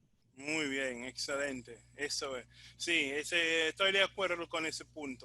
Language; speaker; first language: Spanish; non-native, fluent; English